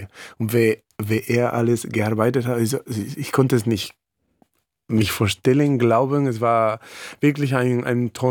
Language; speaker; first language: German; non-native, fluent; Spanish